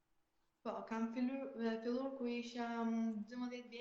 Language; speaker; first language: Albanian; early bilingual, heritage; Albanian